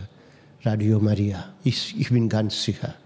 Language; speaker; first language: German; non-native, fluent; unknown